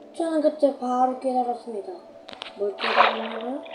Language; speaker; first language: Korean; native; Korean